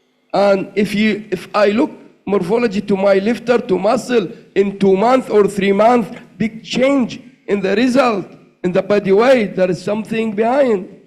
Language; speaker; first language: English; non-native, learner; Arabic